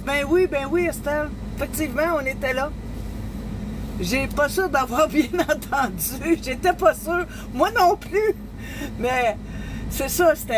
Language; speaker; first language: French; native; French